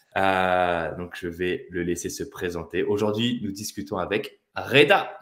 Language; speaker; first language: French; native; French